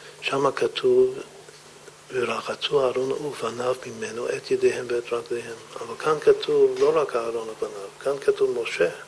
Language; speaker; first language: Hebrew; non-native, fluent; English